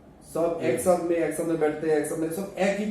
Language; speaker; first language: Hindi; non-native, learner; Bangla